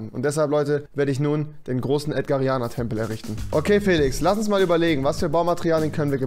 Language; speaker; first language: German; native; German